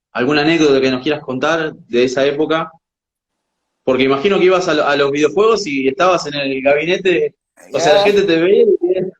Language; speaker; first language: Spanish; native; Spanish